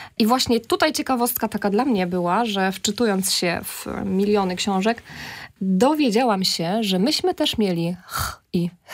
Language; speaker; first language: Polish; native; Polish